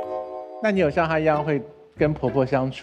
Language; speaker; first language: Chinese; native; Chinese